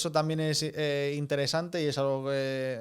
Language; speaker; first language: Spanish; native; Spanish